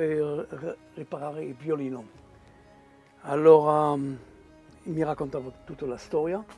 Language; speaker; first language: Italian; non-native, fluent; Hebrew